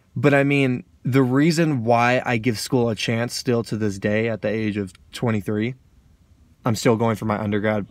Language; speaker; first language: English; native; English